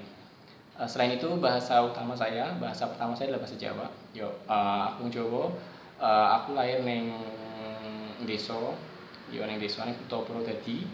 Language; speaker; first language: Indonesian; non-native, local second language; Javanese